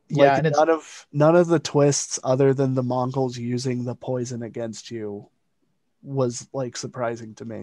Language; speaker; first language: English; native; English